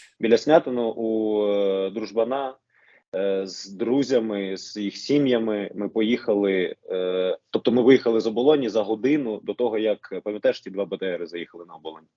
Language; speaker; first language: Ukrainian; non-native, local second language; Russian